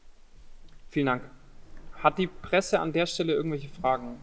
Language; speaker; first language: German; native; German